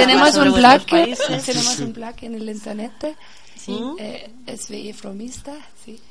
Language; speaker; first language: Spanish; non-native, learner; Danish